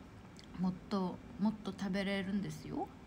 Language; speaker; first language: Japanese; non-native, fluent; Korean